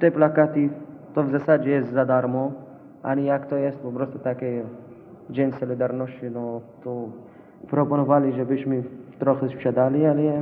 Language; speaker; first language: Polish; non-native, learner; Arabic